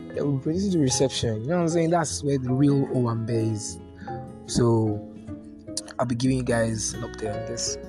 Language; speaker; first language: English; non-native, local second language; Yoruba